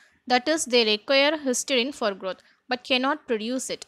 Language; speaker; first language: English; non-native, local second language; Tamil